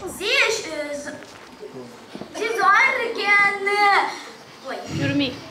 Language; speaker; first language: German; non-native, learner; Ukrainian